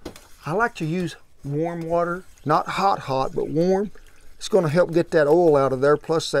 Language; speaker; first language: English; native; English